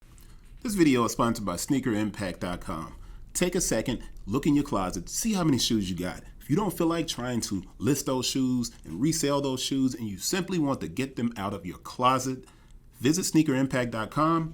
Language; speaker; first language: English; native; English